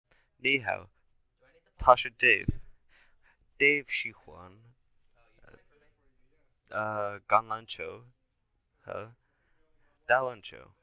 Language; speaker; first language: Chinese; non-native, learner; English